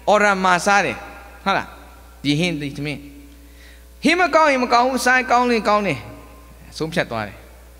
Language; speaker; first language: Burmese; non-native, local second language; Kachin